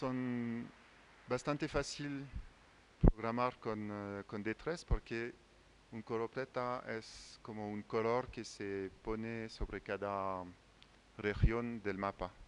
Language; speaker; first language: Spanish; non-native, fluent; French